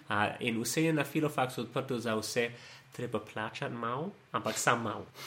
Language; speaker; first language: Slovenian; non-native, learner; English